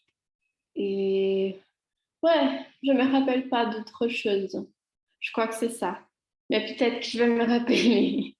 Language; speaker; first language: French; non-native, learner; Portuguese